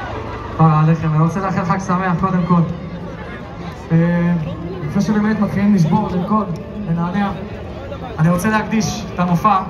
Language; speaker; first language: Hebrew; native; Hebrew